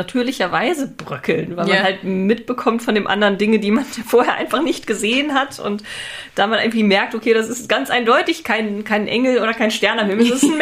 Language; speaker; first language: German; native; German